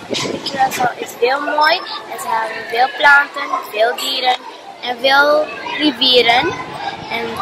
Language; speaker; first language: Dutch; non-native, local second language; Papiamento